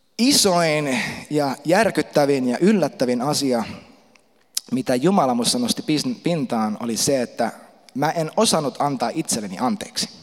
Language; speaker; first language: Finnish; native; Finnish